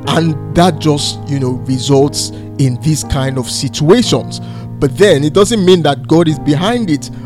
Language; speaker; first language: English; non-native, local second language; Yoruba